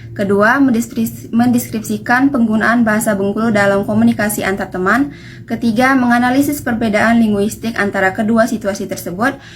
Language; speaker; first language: Indonesian; non-native, local second language; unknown